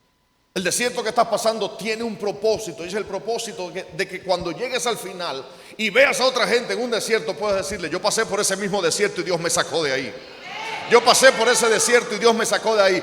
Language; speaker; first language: Spanish; native; Spanish